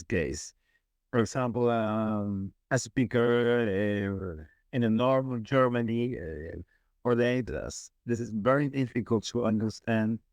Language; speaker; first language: English; non-native, learner; Spanish